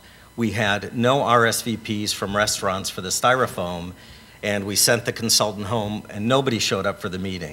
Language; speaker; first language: English; native; English